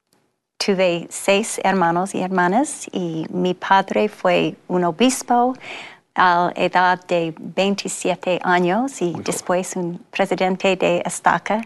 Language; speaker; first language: Spanish; non-native, learner; English